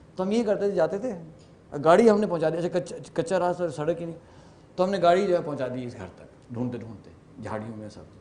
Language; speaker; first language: Urdu; native; Urdu